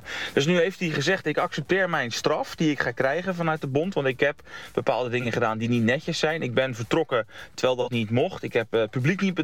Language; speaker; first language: Dutch; native; Dutch